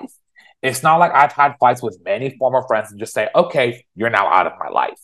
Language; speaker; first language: English; native; English